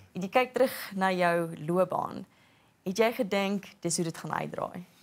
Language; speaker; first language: Afrikaans; native; Afrikaans